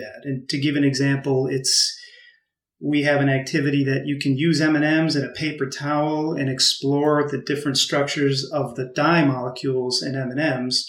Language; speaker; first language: English; native; English